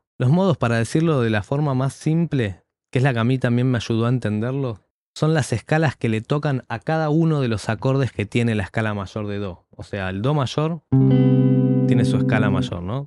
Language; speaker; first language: Spanish; native; Spanish